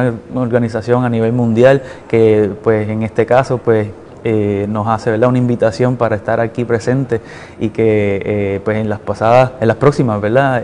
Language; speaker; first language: Spanish; native; Spanish